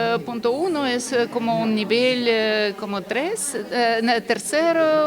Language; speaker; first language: Spanish; non-native, learner; Russian